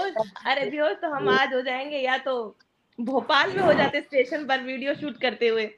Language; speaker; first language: Hindi; native; Hindi